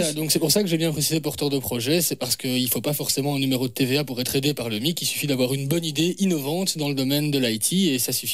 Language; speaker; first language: French; native; French